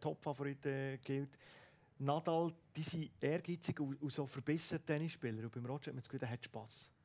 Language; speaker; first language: German; native; German